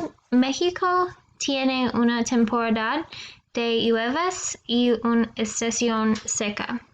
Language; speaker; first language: Spanish; non-native, learner; English